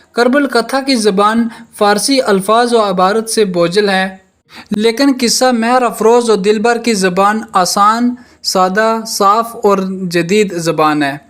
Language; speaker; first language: Urdu; native; Urdu